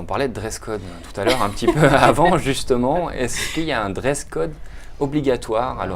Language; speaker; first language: French; native; French